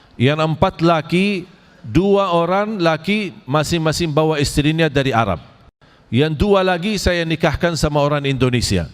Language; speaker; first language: Malay; non-native, fluent; Arabic